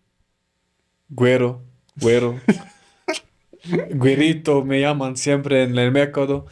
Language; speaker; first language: Spanish; non-native, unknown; German